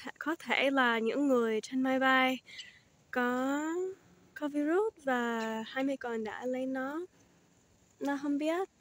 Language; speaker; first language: Vietnamese; early bilingual, heritage; Vietnamese